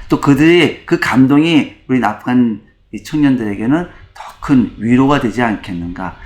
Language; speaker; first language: Korean; native; Korean